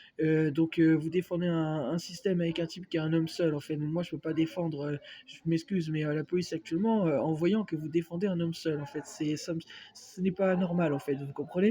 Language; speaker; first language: French; native; French